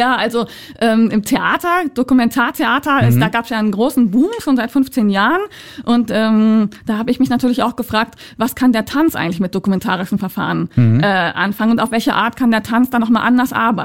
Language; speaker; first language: German; native; German